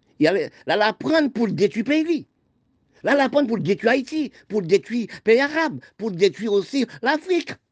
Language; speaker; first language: French; non-native, local second language; Haitian Creole